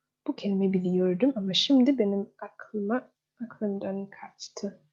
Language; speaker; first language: Turkish; non-native, fluent; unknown